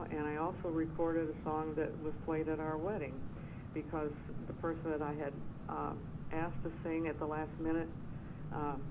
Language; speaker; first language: English; native; English